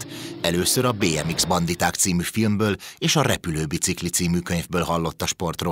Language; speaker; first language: Hungarian; native; Hungarian